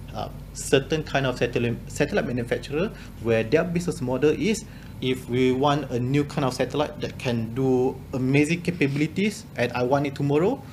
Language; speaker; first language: English; non-native, local second language; Malay